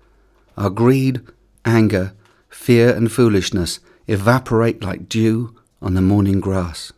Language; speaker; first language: English; native; English